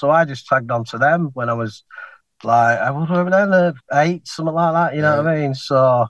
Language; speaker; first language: English; native; English